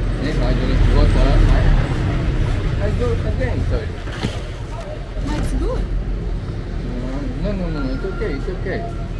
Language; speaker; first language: English; non-native, learner; Japanese